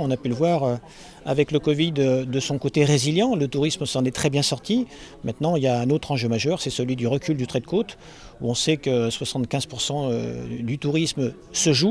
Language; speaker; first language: French; native; French